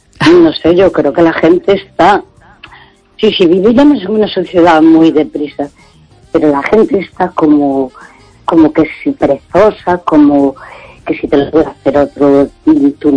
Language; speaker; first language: Spanish; native; Spanish